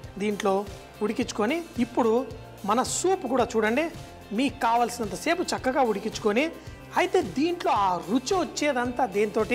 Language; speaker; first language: Telugu; native; Telugu